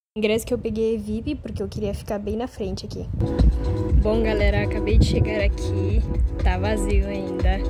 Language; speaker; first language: Portuguese; non-native, fluent; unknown